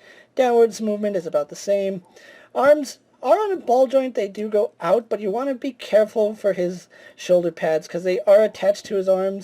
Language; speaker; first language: English; native; English